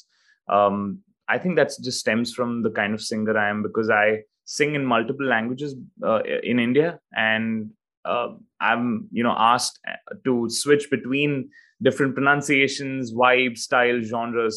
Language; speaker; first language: English; non-native, local second language; Hindi